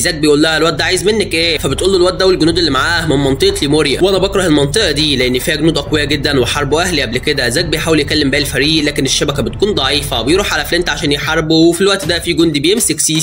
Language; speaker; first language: Arabic; native; Arabic